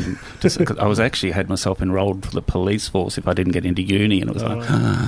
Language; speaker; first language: English; native; English